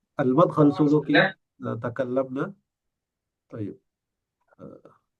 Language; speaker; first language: Arabic; non-native, fluent; Indonesian